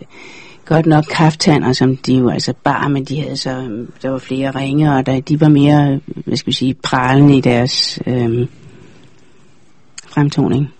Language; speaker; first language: Danish; native; Danish